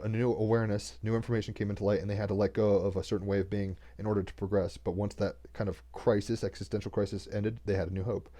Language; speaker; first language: English; native; English